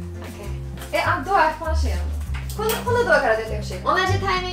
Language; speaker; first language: Japanese; non-native, fluent; English